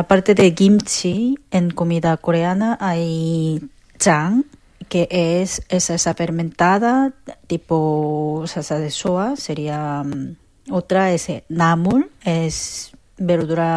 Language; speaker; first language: Spanish; non-native, fluent; Korean